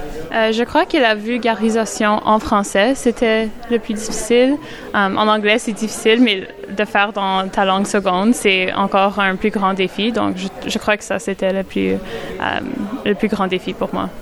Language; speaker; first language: French; non-native, local second language; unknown